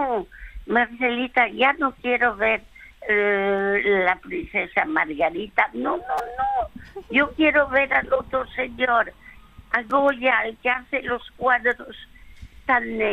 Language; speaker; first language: Spanish; early bilingual, other home language; French